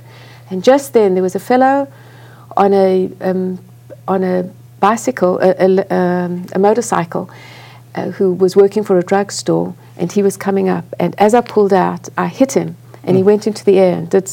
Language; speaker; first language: English; native; English